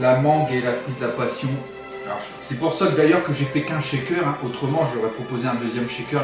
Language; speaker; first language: French; native; French